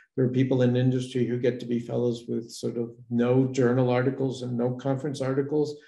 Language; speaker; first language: English; native; English